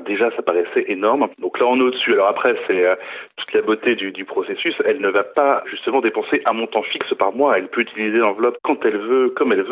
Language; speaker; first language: French; native; French